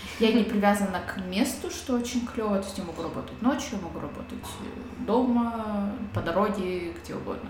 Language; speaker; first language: Russian; native; Russian